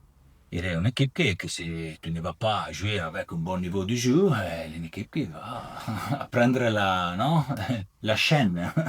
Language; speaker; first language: French; non-native, learner; Italian